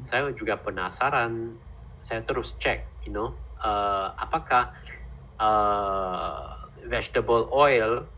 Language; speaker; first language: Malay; non-native, fluent; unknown